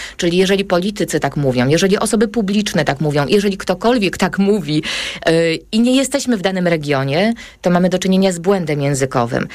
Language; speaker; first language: Polish; native; Polish